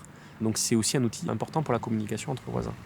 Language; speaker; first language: French; native; French